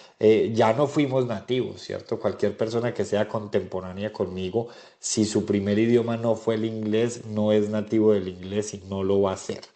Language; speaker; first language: Spanish; native; Spanish